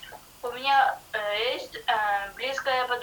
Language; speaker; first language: Russian; non-native, learner; Kyrgyz